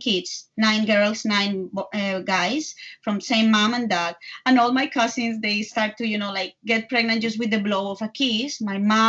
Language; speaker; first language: English; non-native, fluent; Spanish